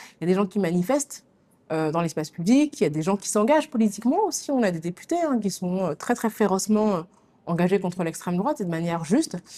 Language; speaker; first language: French; native; French